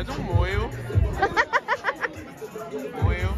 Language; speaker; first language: Korean; non-native, learner; French